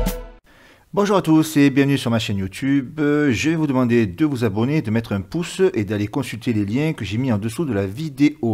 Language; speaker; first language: French; native; French